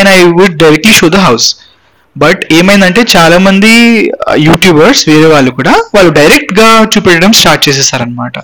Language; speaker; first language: Telugu; non-native, local second language; Hindi